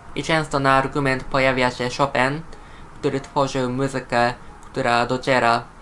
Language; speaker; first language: Polish; non-native, fluent; Japanese